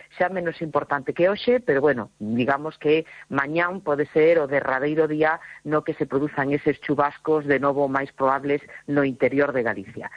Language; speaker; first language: Galician; native; Galician